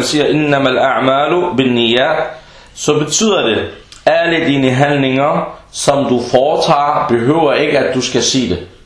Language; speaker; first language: Danish; early bilingual, other home language; Arabic